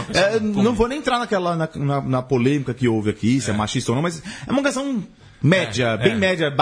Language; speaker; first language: Portuguese; native; Portuguese